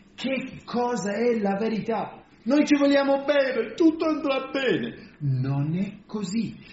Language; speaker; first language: Italian; non-native, fluent; English